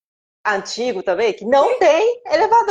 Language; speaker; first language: Portuguese; non-native, fluent; Japanese